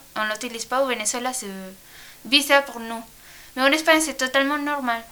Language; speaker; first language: French; non-native, learner; Spanish